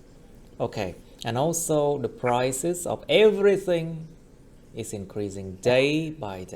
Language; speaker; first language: English; non-native, fluent; Vietnamese